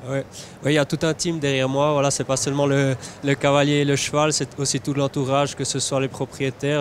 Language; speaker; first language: French; native; French